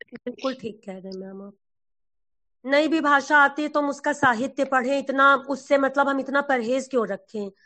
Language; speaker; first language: Hindi; native; Hindi